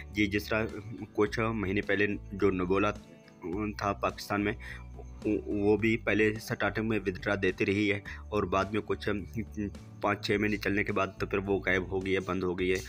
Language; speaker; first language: Urdu; non-native, local second language; Punjabi